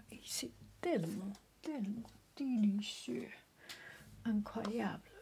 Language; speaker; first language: French; non-native, learner; Chinese